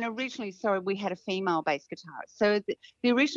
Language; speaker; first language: English; native; English